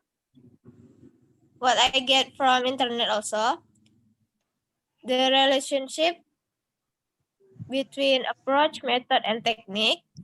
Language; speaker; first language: English; non-native, learner; Indonesian